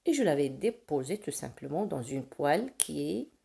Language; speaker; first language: French; non-native, local second language; Arabic